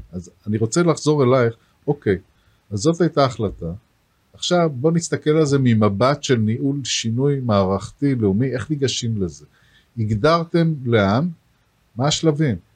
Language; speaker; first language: Hebrew; native; Hebrew